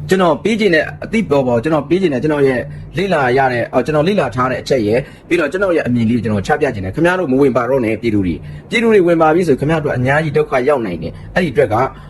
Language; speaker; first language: Burmese; native; Burmese